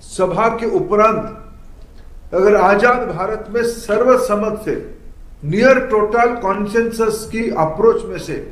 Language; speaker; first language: Hindi; non-native, local second language; Odia